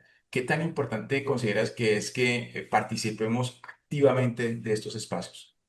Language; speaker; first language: Spanish; native; Spanish